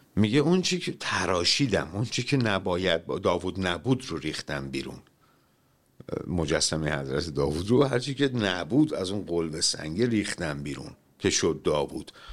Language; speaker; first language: Persian; native; Persian